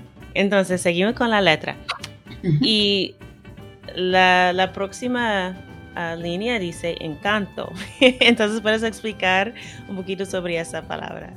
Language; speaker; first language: Spanish; non-native, fluent; English